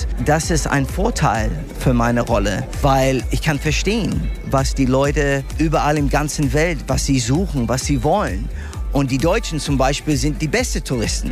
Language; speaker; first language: German; non-native, fluent; English